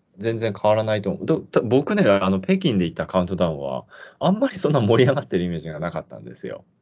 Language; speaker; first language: Japanese; native; Japanese